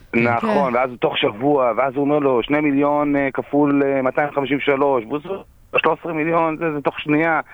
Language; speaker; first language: Hebrew; native; Hebrew